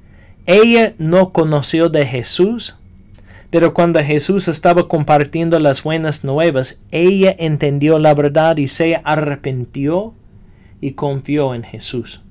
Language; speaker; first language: Spanish; non-native, fluent; English